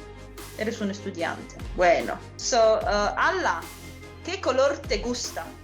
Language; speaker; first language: Spanish; non-native, fluent; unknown